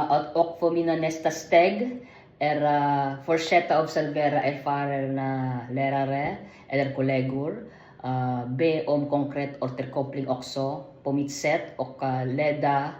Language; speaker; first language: Swedish; non-native, learner; Filipino